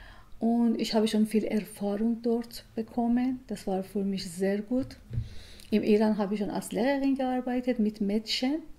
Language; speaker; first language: German; non-native, learner; Persian